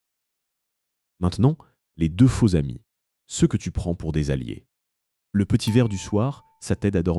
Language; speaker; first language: French; native; French